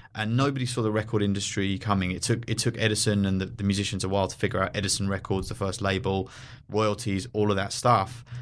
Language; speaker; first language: English; native; English